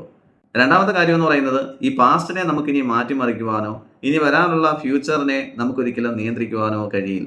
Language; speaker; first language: Malayalam; native; Malayalam